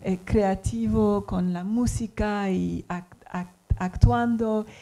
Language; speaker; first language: Spanish; non-native, learner; English